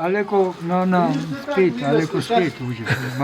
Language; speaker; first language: Russian; non-native, learner; Georgian